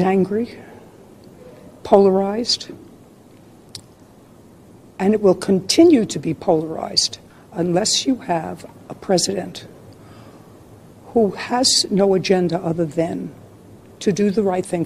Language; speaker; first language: English; native; English